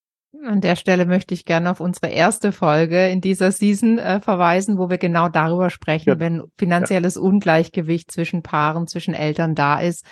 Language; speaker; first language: German; native; German